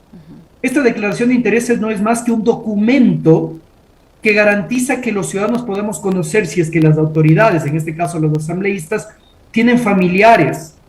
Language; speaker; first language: Spanish; native; Spanish